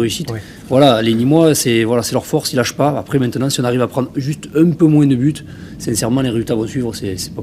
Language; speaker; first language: French; native; French